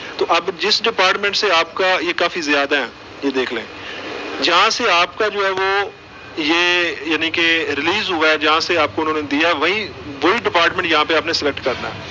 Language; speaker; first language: Urdu; non-native, local second language; Punjabi